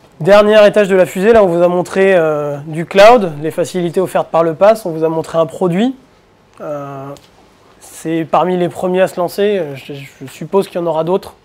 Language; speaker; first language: French; native; French